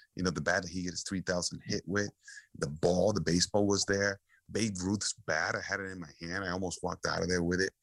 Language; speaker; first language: English; early bilingual, other home language; Spanish